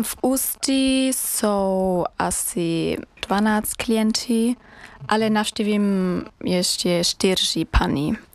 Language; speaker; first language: Czech; non-native, learner; German